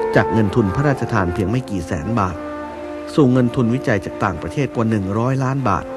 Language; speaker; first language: Thai; native; Thai